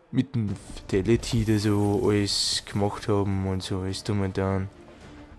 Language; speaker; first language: German; native; German